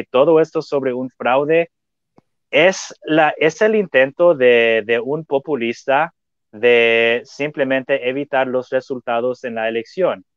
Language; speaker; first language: Spanish; non-native, fluent; English